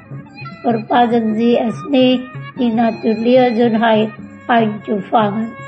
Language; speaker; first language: German; non-native, fluent; Indonesian